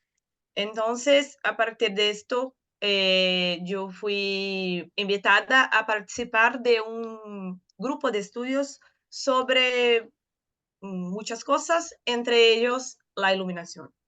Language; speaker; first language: Spanish; non-native, learner; Portuguese